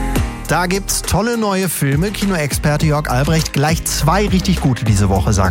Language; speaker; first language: German; native; German